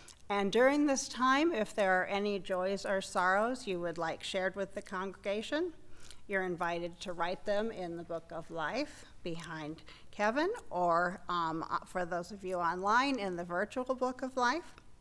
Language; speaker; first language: English; native; English